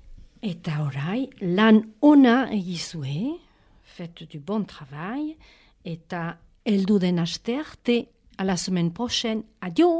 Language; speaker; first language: Basque; non-native, fluent; French